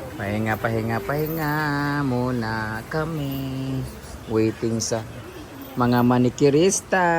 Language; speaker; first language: Filipino; non-native, local second language; Cebuano